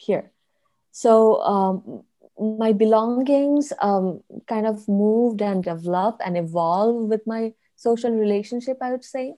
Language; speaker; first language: English; non-native, local second language; Bangla